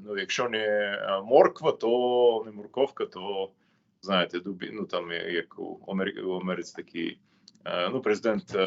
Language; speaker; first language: Ukrainian; non-native, fluent; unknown